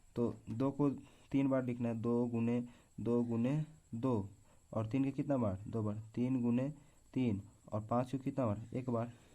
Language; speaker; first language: Hindi; native; Hindi